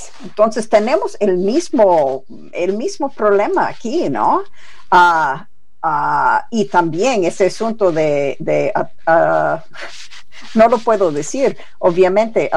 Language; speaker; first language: Spanish; non-native, fluent; English